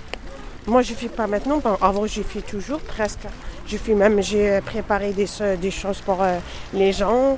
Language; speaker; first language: French; non-native, learner; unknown